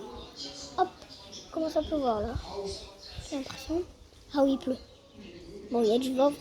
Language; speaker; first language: French; native; French